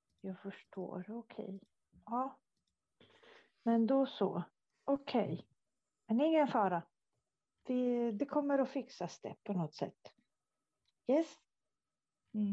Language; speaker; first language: Swedish; non-native, fluent; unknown